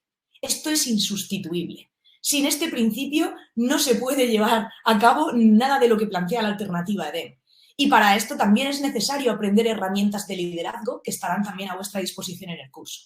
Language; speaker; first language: Spanish; native; Spanish